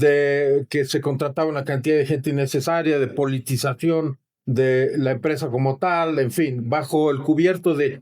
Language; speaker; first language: Spanish; native; Spanish